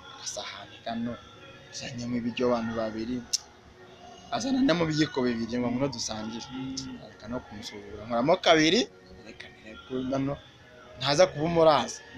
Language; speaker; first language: Kinyarwanda; early bilingual, heritage; Swahili